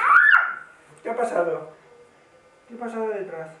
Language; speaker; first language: Spanish; native; Spanish